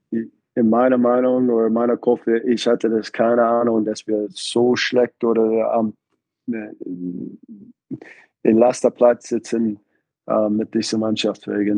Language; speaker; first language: German; non-native, fluent; English